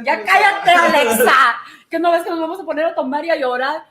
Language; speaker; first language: Spanish; early bilingual, other home language; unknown